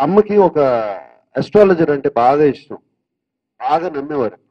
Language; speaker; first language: Telugu; native; Telugu